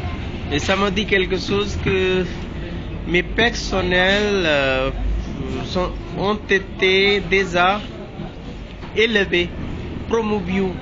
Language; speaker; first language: French; non-native, learner; Hindi